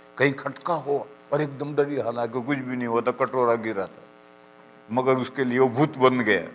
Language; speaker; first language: Urdu; native; Urdu